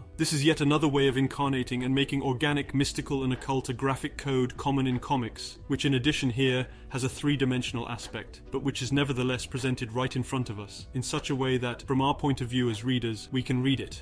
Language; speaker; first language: English; non-native, fluent; French